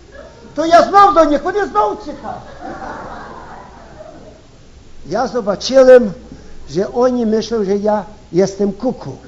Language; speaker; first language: Polish; early bilingual, heritage; Ukrainian